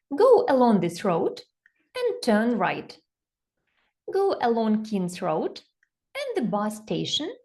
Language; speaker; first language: English; non-native, fluent; Ukrainian